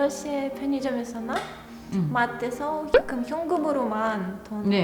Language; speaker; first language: Korean; non-native, fluent; Russian